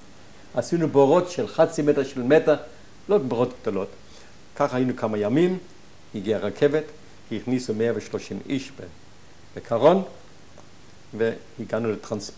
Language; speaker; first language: Hebrew; non-native, fluent; German